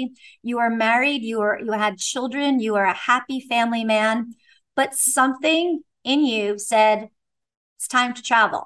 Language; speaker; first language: English; native; English